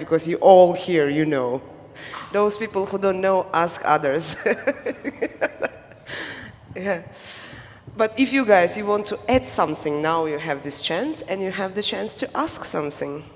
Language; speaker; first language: English; non-native, fluent; Slovenian